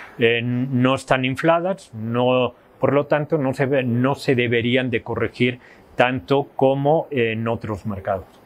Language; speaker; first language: Spanish; native; Spanish